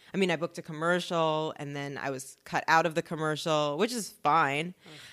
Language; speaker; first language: English; native; English